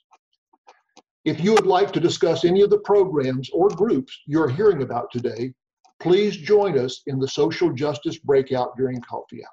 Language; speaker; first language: English; native; English